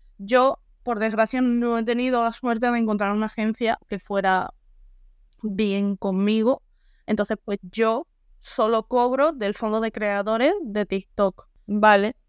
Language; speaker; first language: Spanish; native; Spanish